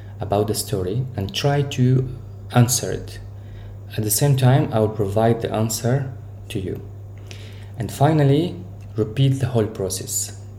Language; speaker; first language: English; non-native, fluent; Arabic